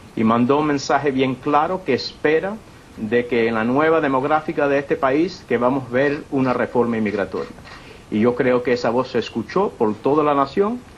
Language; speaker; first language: Spanish; early bilingual, heritage; Spanish